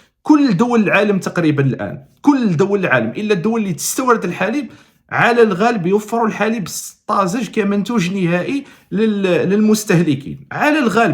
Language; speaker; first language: Arabic; native; Arabic